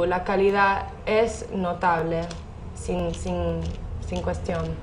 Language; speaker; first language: Spanish; non-native, fluent; English